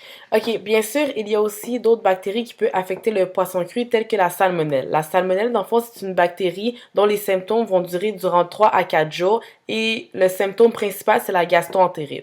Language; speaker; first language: French; native; French